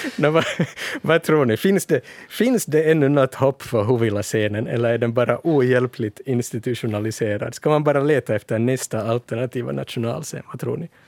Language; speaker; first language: Swedish; native; Swedish